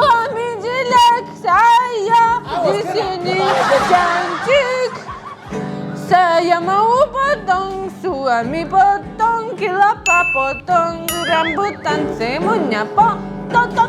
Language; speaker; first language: Indonesian; non-native, learner; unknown